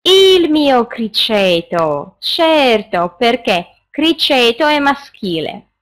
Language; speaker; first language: Italian; non-native, fluent; Russian